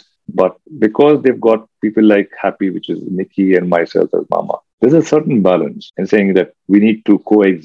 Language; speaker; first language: English; non-native, local second language; Urdu